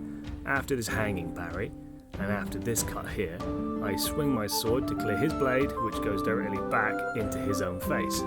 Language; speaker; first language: English; native; English